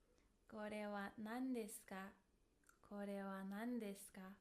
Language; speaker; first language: Japanese; non-native, fluent; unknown